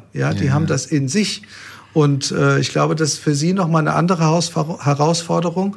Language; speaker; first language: German; native; German